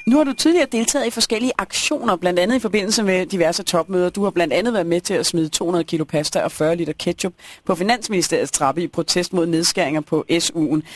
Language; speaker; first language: Danish; native; Danish